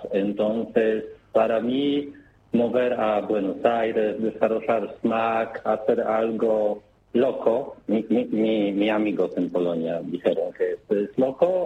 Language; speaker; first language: Spanish; non-native, learner; Polish